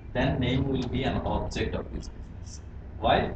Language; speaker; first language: English; non-native, local second language; Bangla